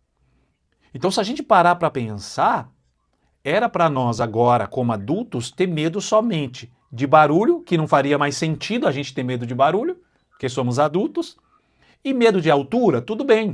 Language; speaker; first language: Portuguese; native; Portuguese